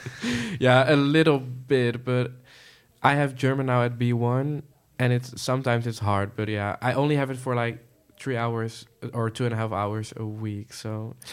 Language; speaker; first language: English; non-native, fluent; Dutch